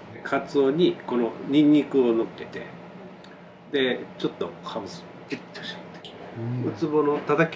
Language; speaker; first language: Japanese; native; Japanese